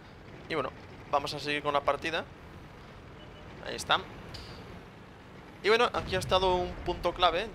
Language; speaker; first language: Spanish; native; Spanish